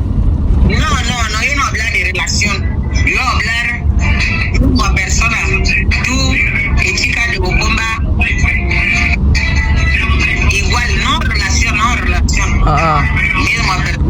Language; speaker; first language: Spanish; non-native, learner; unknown